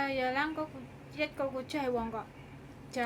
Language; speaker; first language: Cantonese; non-native, learner; Indonesian